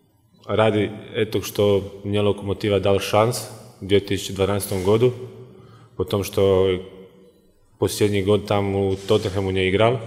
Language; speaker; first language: Russian; non-native, fluent; Croatian